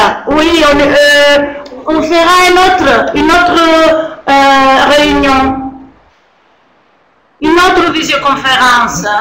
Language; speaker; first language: French; non-native, learner; Greek